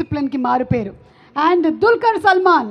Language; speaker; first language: Telugu; native; Telugu